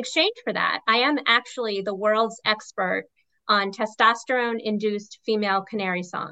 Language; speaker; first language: English; native; English